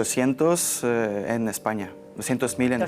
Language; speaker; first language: Spanish; non-native, learner; Ukrainian